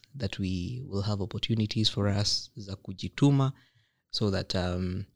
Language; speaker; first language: English; non-native, local second language; Kikuyu